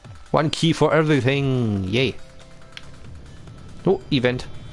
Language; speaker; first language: English; non-native, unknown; German